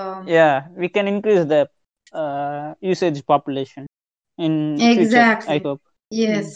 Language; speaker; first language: English; non-native, local second language; Tamil